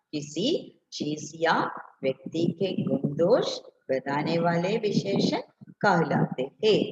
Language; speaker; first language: Hindi; non-native, local second language; Malayalam